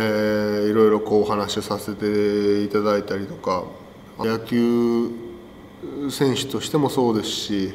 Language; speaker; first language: Japanese; native; Japanese